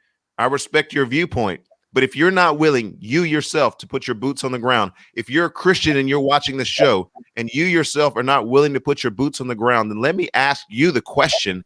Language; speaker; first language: English; native; English